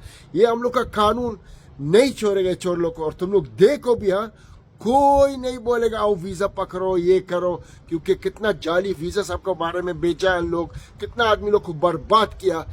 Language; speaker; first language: Hindi; non-native, learner; Arabic